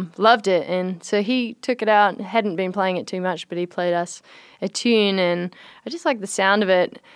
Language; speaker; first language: English; native; English